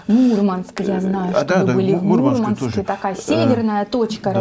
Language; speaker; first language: Russian; native; Russian